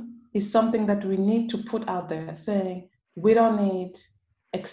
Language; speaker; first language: English; non-native, local second language; French